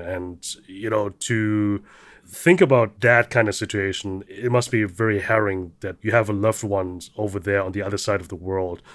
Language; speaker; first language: English; early bilingual, heritage; German